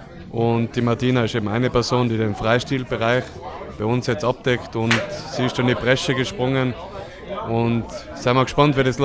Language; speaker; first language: German; native; German